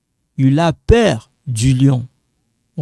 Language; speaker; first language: French; non-native, local second language; Lingala